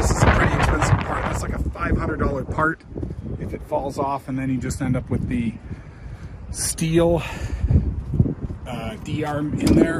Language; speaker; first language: English; native; English